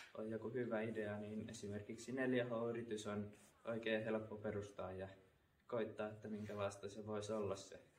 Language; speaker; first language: Finnish; native; Finnish